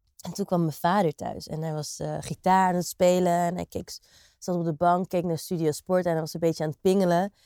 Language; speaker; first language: Dutch; native; Dutch